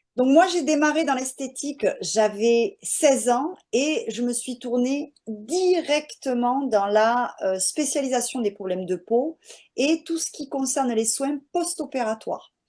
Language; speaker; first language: French; native; French